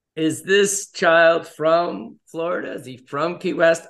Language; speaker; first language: English; native; English